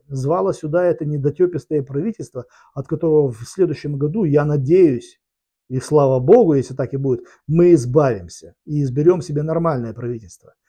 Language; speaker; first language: Russian; native; Russian